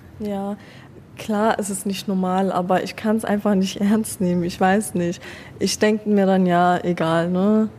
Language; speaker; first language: German; early bilingual, other home language; Persian